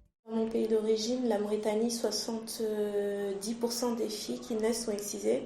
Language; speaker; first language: French; early bilingual, other home language; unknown